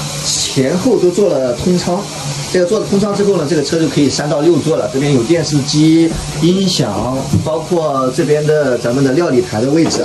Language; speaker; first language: Chinese; native; Chinese